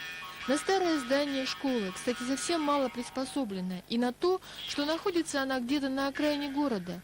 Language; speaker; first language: Russian; native; Russian